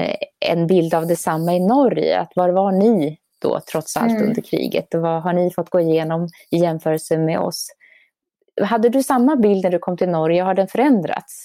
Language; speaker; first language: Swedish; native; Swedish